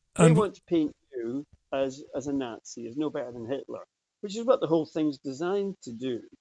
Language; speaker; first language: English; native; English